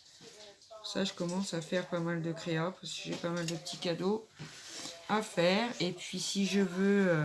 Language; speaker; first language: French; native; French